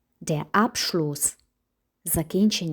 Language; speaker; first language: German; non-native, fluent; Ukrainian